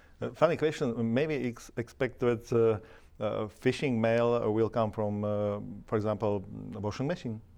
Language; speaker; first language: English; non-native, learner; Slovak